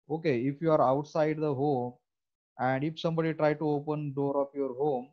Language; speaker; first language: English; non-native, local second language; Marathi